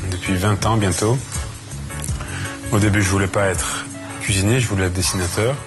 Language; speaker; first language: French; non-native, fluent; Swedish